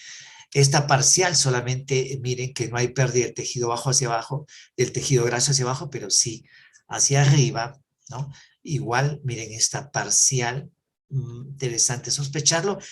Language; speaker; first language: Spanish; native; Spanish